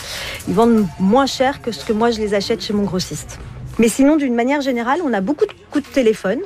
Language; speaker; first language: French; native; French